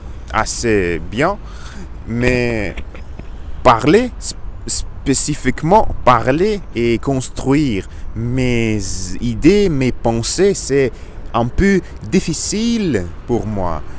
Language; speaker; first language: French; non-native, learner; Russian